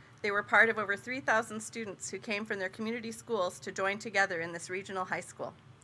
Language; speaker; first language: English; native; English